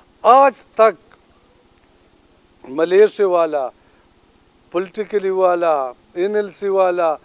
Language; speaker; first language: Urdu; non-native, local second language; Pashto